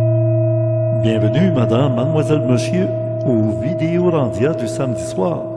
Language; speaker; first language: French; native; French